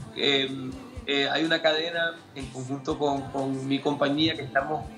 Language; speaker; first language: Spanish; early bilingual, heritage; Spanish